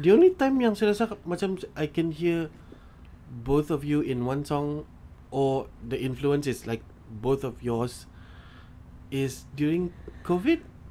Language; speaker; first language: English; non-native, local second language; Malay